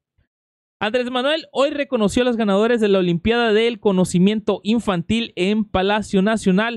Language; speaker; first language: Spanish; native; Spanish